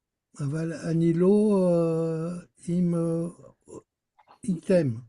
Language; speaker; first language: Hebrew; non-native, learner; French